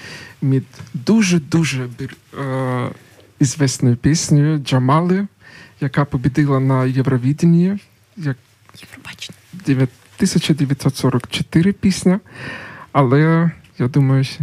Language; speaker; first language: Ukrainian; non-native, local second language; Russian